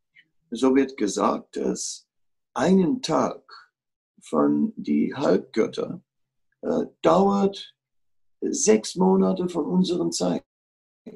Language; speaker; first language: German; non-native, fluent; Dutch